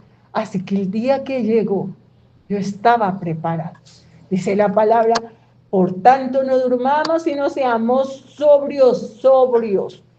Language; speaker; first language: Spanish; native; Spanish